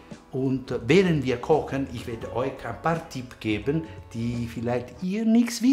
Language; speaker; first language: German; non-native, fluent; Italian